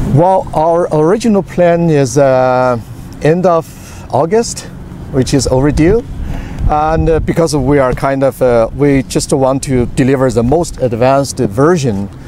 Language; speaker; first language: English; non-native, fluent; Chinese